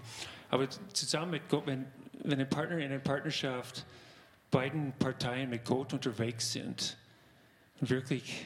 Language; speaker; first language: German; non-native, fluent; English